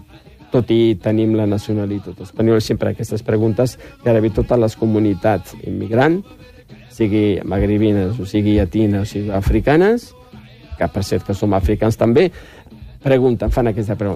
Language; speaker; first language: Catalan; non-native, fluent; Riffian